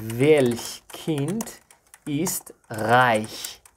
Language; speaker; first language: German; non-native, fluent; Persian